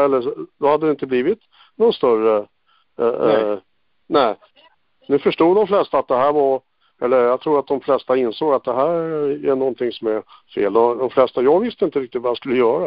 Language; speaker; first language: Swedish; native; Swedish